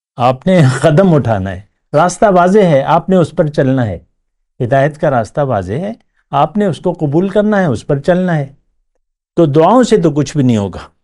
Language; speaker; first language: Urdu; non-native, local second language; Pashto